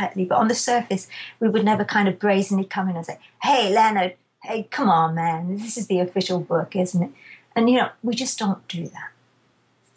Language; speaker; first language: English; native; English